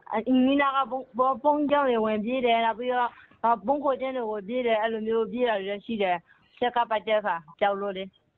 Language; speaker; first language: Burmese; native; Burmese